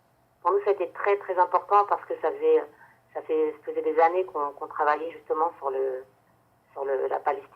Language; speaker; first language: French; native; French